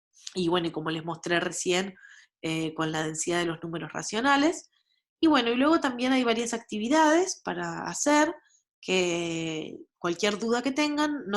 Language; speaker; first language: Spanish; native; Spanish